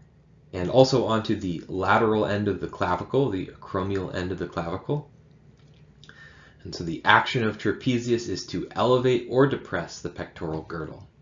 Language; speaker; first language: English; native; English